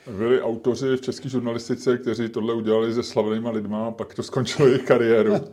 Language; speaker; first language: Czech; native; Czech